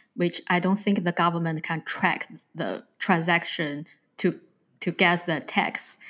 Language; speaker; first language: English; non-native, fluent; Chinese